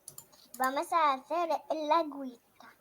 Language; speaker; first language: Spanish; non-native, learner; Russian